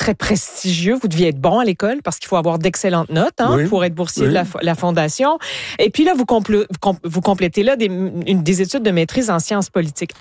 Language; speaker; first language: French; native; French